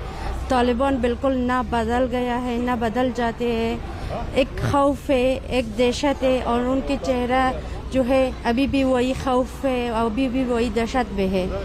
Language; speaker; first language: Hindi; non-native, fluent; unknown